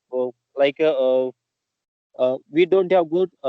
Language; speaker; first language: English; non-native, learner; Marathi